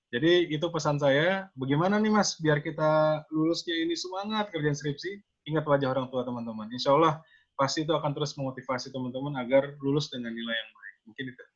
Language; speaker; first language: Indonesian; native; Indonesian